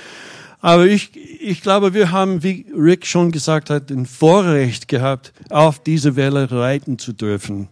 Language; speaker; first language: German; non-native, fluent; English